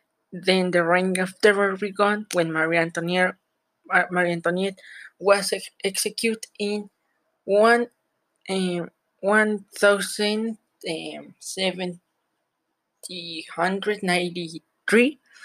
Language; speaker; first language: English; non-native, learner; Spanish